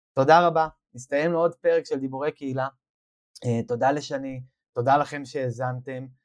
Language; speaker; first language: Hebrew; native; Hebrew